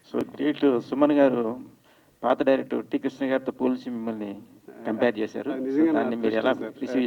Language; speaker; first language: Telugu; native; Telugu